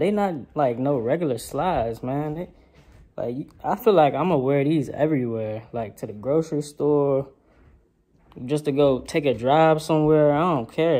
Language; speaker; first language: English; native; English